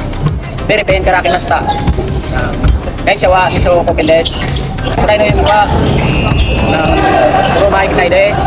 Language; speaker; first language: Japanese; non-native, learner; Filipino